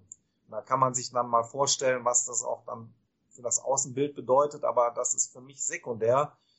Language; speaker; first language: German; native; German